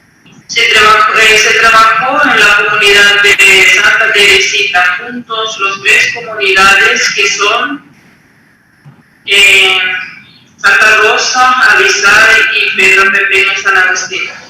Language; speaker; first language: Spanish; non-native, local second language; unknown